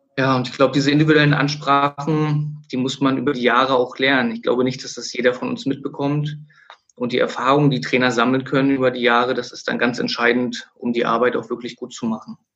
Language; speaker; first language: German; native; German